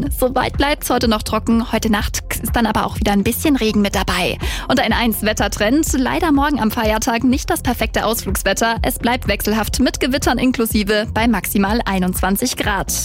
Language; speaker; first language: German; native; German